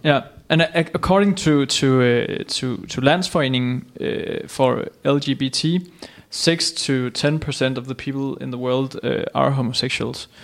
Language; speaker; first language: English; non-native, fluent; Danish